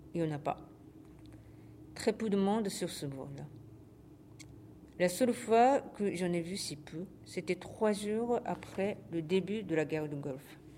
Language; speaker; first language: French; non-native, fluent; Japanese